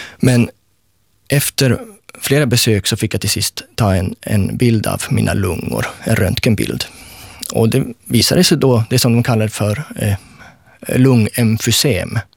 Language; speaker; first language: Swedish; native; Swedish